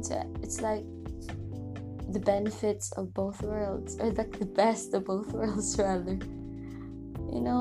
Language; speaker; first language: English; non-native, local second language; Cebuano